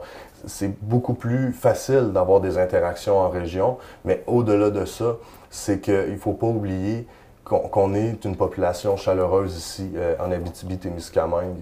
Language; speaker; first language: French; native; French